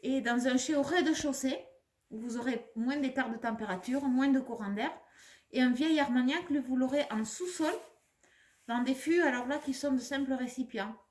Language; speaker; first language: French; native; French